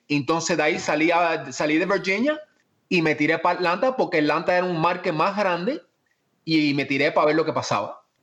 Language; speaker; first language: Spanish; early bilingual, heritage; Spanish